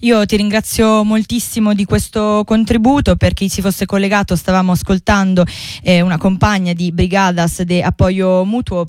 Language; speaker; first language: Italian; native; Italian